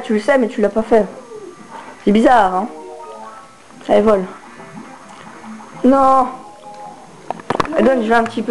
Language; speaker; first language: French; native; French